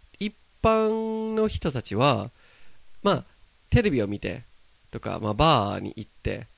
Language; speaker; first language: Japanese; non-native, fluent; English